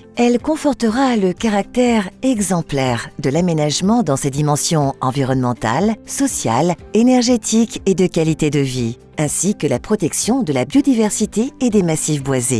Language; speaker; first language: French; native; French